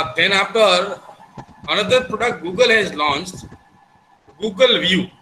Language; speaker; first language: English; non-native, local second language; Gujarati